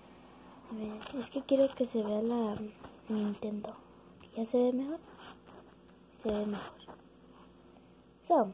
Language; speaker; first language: Spanish; early bilingual, heritage; Spanish